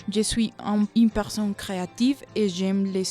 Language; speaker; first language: French; non-native, learner; Spanish